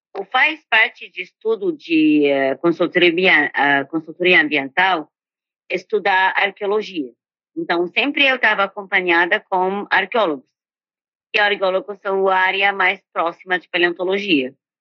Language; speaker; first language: Portuguese; non-native, fluent; Arabic